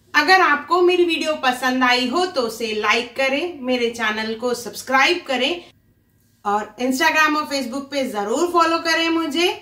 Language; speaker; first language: Hindi; non-native, local second language; Sindhi